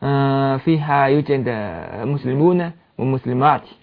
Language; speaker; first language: Arabic; non-native, learner; Chinese